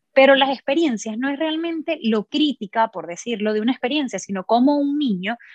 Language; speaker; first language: Spanish; native; Spanish